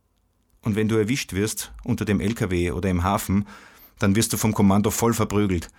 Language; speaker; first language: German; non-native, fluent; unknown